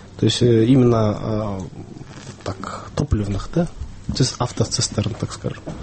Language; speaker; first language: Russian; non-native, local second language; Kyrgyz